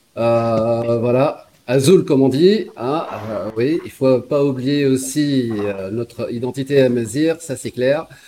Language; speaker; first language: French; non-native, local second language; Arabic